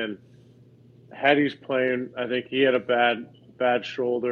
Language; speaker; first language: English; native; English